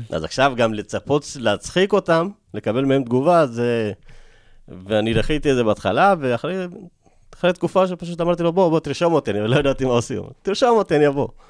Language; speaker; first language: Hebrew; early bilingual, other home language; Amharic